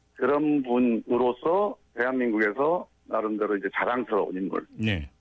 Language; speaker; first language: Korean; native; Korean